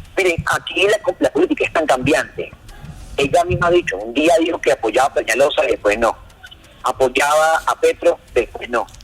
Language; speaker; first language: Spanish; native; Spanish